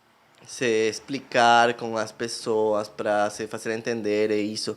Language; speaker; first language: Portuguese; non-native, learner; Spanish